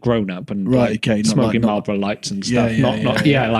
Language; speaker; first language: English; native; English